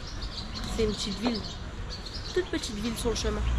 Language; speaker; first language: French; native; French